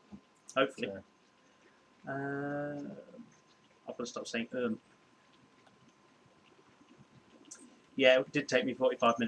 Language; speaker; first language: English; native; English